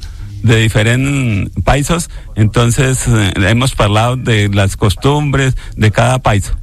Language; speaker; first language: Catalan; non-native, learner; Spanish